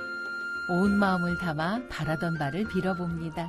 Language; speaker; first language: Korean; native; Korean